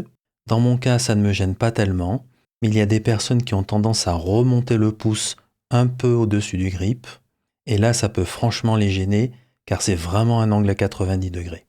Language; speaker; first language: French; native; French